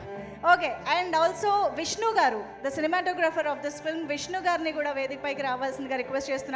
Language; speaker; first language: Telugu; native; Telugu